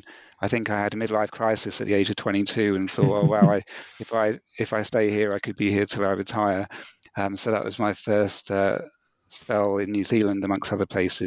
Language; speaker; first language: English; native; English